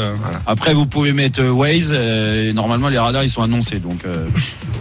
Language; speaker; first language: French; native; French